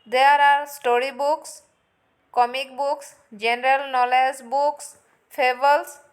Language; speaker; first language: English; non-native, local second language; Assamese